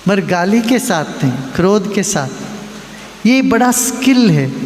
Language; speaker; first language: Hindi; non-native, local second language; Malayalam